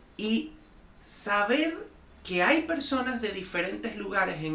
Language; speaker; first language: Spanish; native; Spanish